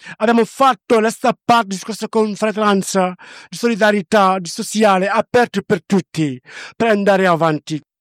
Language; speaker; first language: Italian; non-native, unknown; Wolof